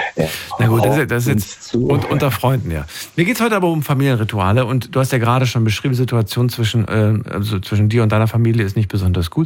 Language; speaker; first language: German; native; German